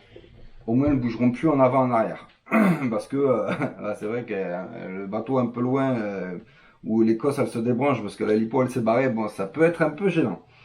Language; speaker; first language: French; native; French